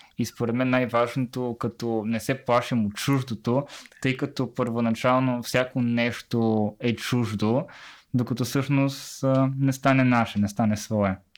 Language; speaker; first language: Bulgarian; native; Bulgarian